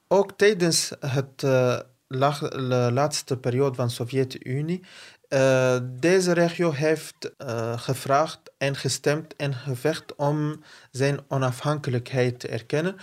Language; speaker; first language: Dutch; non-native, fluent; Arabic